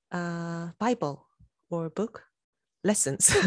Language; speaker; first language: English; non-native, fluent; Korean